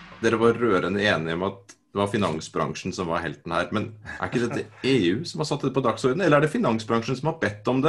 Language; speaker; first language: Norwegian; native; Norwegian